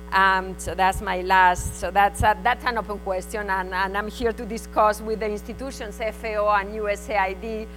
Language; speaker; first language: English; non-native, fluent; Spanish